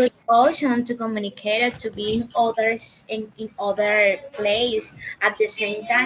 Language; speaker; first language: English; non-native, learner; Spanish